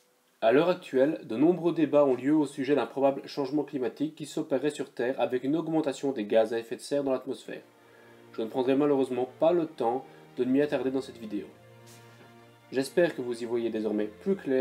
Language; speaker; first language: French; native; French